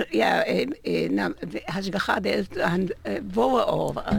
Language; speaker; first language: Danish; non-native, fluent; Hebrew